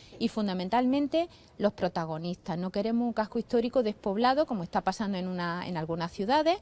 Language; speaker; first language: Spanish; native; Spanish